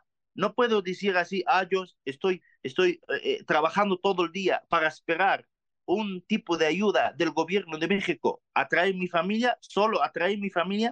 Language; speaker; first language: Spanish; non-native, learner; Arabic